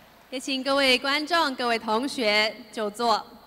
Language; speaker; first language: Chinese; native; Chinese